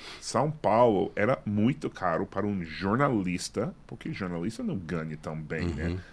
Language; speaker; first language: Portuguese; non-native, fluent; English